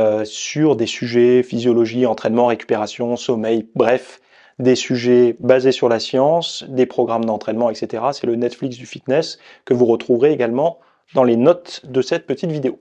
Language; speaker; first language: French; native; French